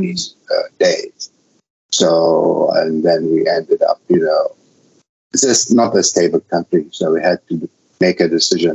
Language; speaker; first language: English; non-native, fluent; Arabic